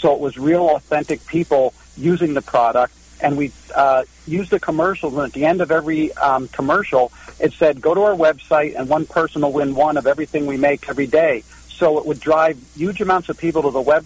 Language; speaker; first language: English; native; English